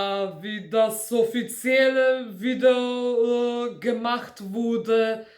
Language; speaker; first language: German; non-native, fluent; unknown